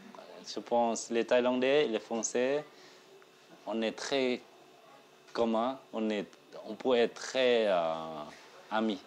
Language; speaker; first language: French; non-native, learner; Thai